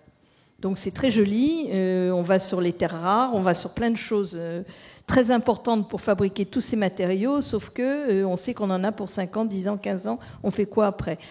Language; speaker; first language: French; native; French